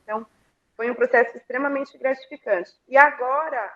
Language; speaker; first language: Portuguese; native; Portuguese